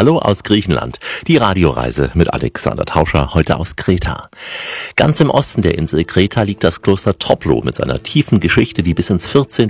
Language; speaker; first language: German; native; German